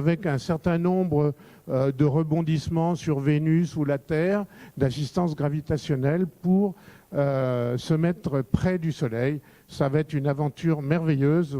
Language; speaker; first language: French; native; French